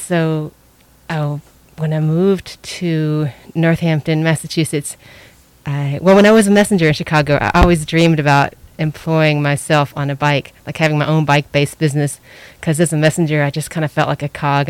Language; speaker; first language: English; native; English